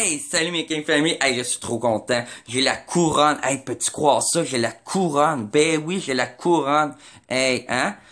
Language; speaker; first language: French; native; French